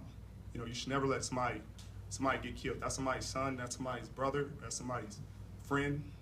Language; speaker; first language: English; native; English